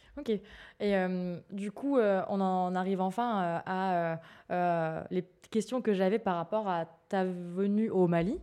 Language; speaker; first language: French; native; French